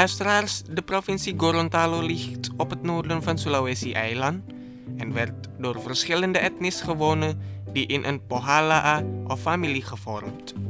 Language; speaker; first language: Dutch; non-native, learner; Indonesian